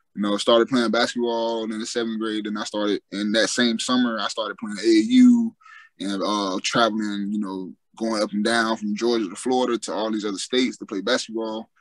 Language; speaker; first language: English; native; English